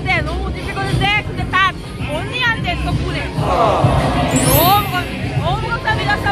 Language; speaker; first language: Korean; non-native, learner; Filipino